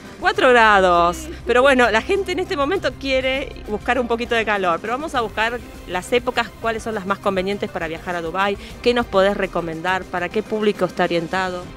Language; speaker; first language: Spanish; native; Spanish